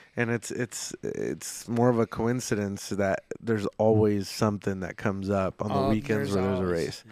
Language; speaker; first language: English; early bilingual, other home language; Spanish